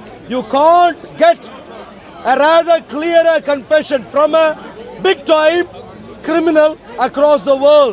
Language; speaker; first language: English; non-native, fluent; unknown